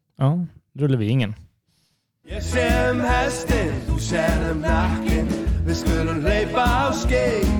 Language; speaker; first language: Swedish; native; Swedish